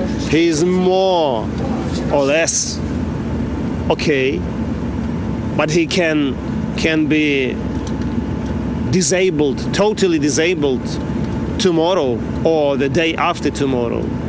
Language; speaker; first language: English; non-native, fluent; Ukrainian